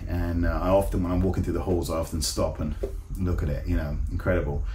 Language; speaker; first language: English; native; English